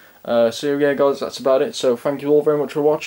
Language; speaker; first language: English; native; English